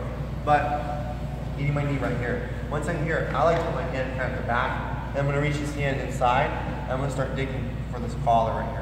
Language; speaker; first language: English; native; English